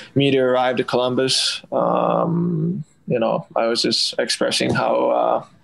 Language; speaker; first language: English; non-native, fluent; Finnish